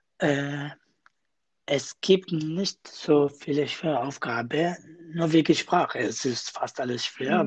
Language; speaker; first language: German; non-native, learner; Kurdish